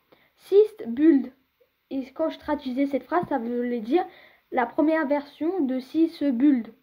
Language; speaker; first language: French; native; French